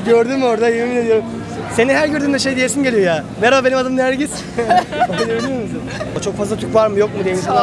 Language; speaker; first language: Turkish; native; Turkish